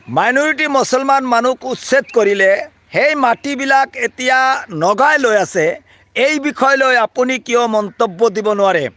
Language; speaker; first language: Assamese; non-native, local second language; Bangla